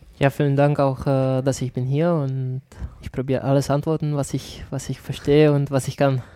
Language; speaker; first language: German; non-native, learner; Czech